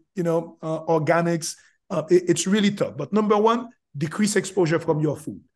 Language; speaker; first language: English; non-native, fluent; Haitian Creole